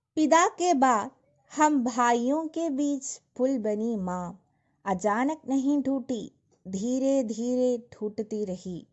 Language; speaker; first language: Hindi; non-native, local second language; Malayalam